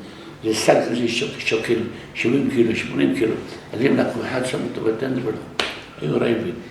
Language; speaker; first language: Hebrew; non-native, local second language; Arabic